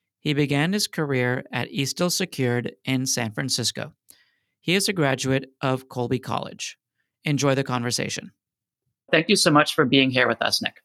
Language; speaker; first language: English; native; English